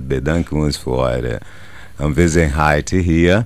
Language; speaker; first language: German; non-native, learner; Portuguese